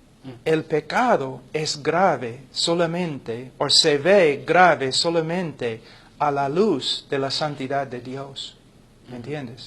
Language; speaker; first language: Spanish; non-native, fluent; English